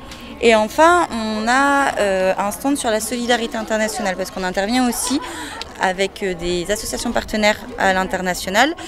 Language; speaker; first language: French; native; French